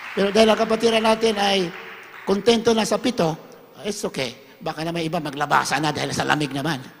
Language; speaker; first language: Filipino; non-native, local second language; Hiligaynon